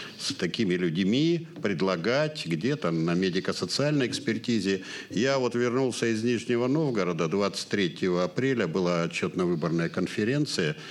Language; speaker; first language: Russian; native; Russian